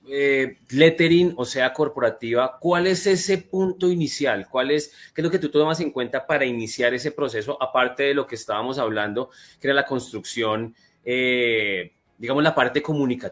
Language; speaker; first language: Spanish; native; Spanish